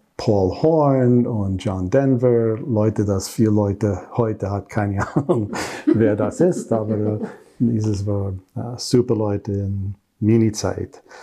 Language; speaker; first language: German; non-native, learner; English